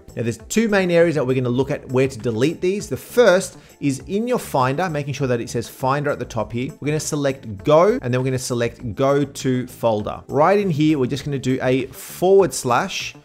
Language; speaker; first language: English; native; English